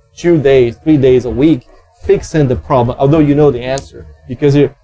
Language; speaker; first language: English; non-native, fluent; Portuguese